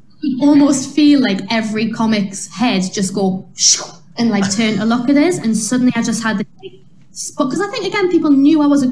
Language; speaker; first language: English; native; English